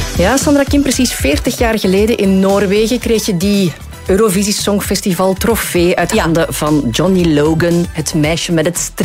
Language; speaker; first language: Dutch; native; Dutch